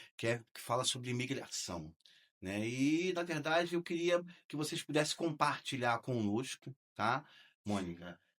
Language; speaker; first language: Portuguese; native; Portuguese